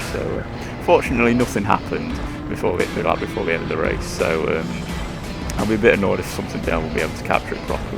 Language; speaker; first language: English; native; English